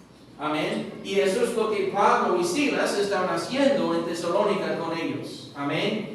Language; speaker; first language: Spanish; non-native, fluent; English